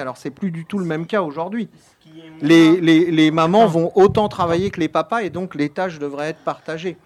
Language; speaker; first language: French; native; French